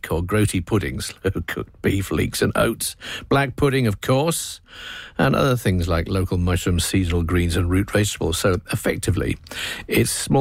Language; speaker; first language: English; native; English